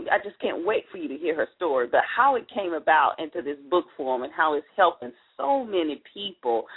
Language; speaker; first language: English; native; English